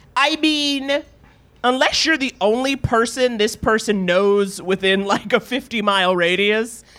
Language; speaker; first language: English; native; English